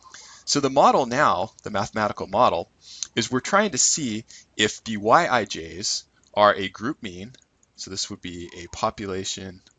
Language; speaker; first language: English; native; English